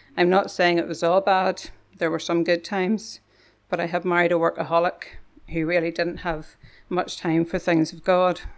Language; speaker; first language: English; native; English